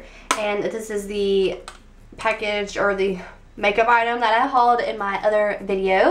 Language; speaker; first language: English; native; English